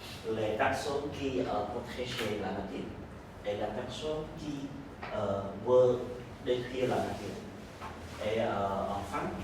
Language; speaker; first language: French; non-native, learner; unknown